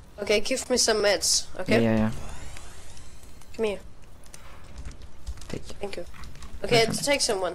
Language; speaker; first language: English; non-native, fluent; Danish